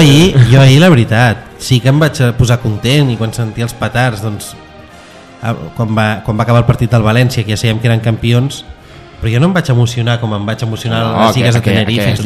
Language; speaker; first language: Catalan; native; Catalan